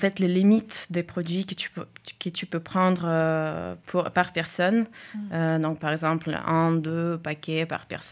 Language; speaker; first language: French; non-native, fluent; Russian